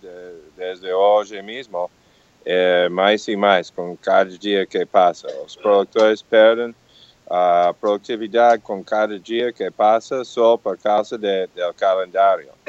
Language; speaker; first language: Portuguese; non-native, learner; English